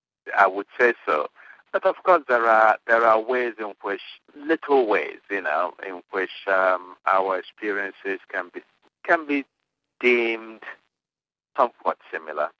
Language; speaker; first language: English; non-native, local second language; Igbo